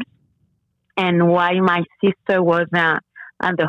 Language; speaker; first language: English; non-native, fluent; French